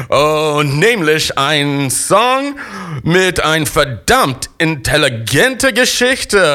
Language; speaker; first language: German; non-native, fluent; English